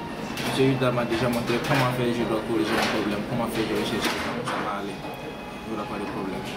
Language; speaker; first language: French; non-native, learner; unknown